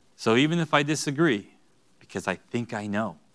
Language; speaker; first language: English; native; English